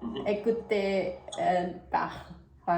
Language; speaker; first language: French; non-native, learner; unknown